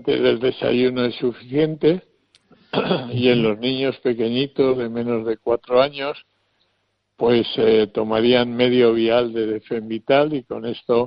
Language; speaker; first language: Spanish; native; Spanish